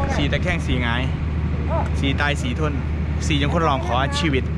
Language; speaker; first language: Thai; native; Thai